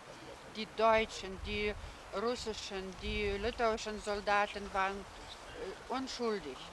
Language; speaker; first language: German; non-native, fluent; Lithuanian